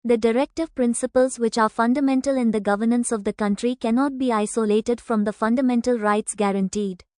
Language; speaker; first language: English; non-native, local second language; Tamil